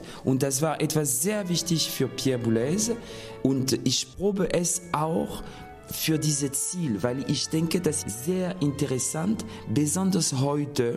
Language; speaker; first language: German; non-native, fluent; French